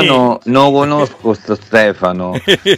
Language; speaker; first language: Italian; native; Italian